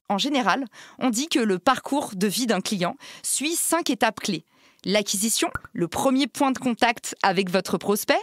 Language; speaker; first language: French; native; French